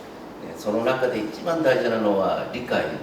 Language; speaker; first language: Japanese; non-native, fluent; Korean